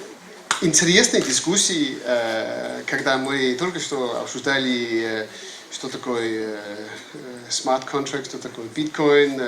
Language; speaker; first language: Russian; non-native, fluent; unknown